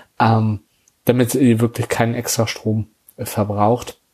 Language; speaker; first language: German; native; German